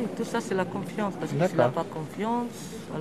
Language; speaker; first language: French; early bilingual, other home language; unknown